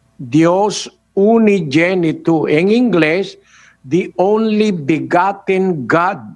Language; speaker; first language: Portuguese; non-native, learner; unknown